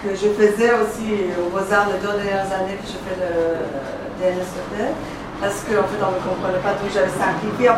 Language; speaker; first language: French; non-native, fluent; Persian